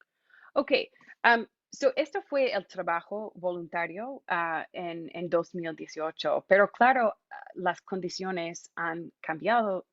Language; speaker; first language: Spanish; non-native, fluent; English